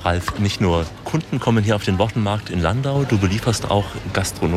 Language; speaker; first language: German; native; German